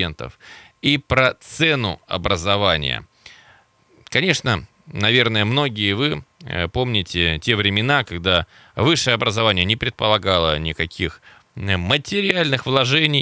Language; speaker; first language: Russian; native; Russian